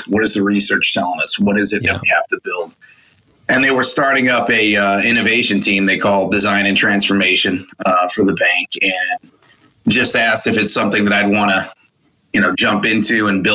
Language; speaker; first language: English; native; English